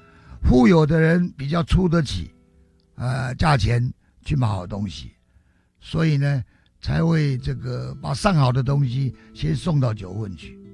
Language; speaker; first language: Chinese; native; Chinese